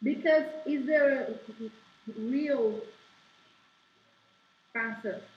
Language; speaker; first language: English; non-native, learner; Portuguese